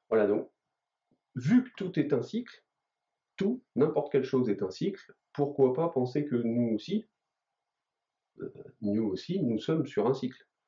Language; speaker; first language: French; native; French